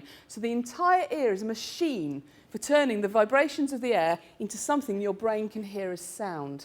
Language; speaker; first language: English; native; English